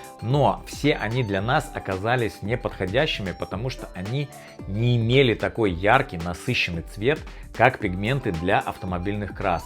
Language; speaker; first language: Russian; native; Russian